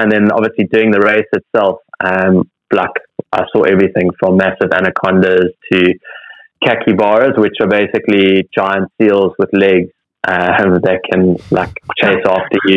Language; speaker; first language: English; native; English